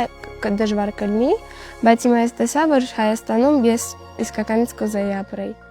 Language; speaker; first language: Armenian; early bilingual, heritage; Armenian